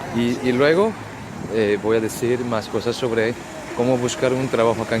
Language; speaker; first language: Spanish; non-native, fluent; Korean